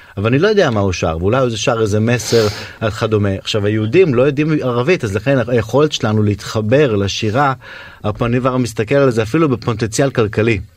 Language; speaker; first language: Hebrew; native; Hebrew